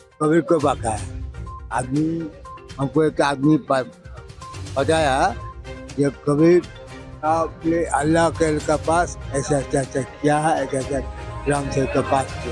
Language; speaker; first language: Hindi; non-native, local second language; Bangla